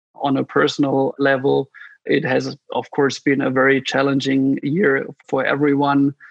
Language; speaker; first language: English; non-native, fluent; German